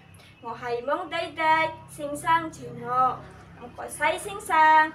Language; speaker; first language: Cantonese; non-native, learner; Indonesian